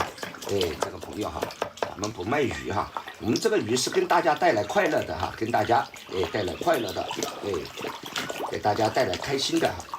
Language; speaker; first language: Chinese; native; Chinese